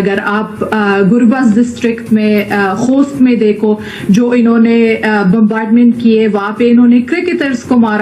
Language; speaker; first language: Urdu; non-native, fluent; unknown